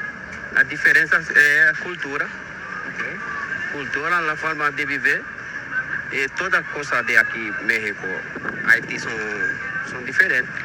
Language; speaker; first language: Spanish; non-native, learner; Haitian Creole